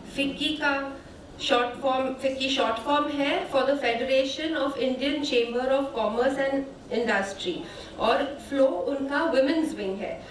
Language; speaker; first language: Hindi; non-native, local second language; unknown